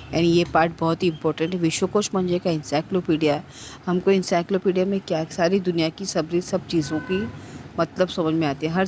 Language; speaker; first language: Hindi; non-native, local second language; Marathi